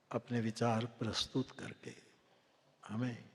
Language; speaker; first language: Hindi; non-native, local second language; Gujarati